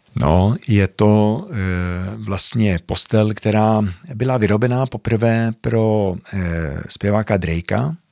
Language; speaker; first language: Czech; early bilingual, heritage; Czech